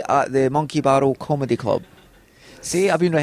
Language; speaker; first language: English; native; English